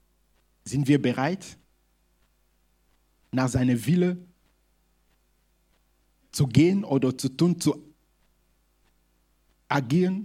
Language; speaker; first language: German; non-native, fluent; Lingala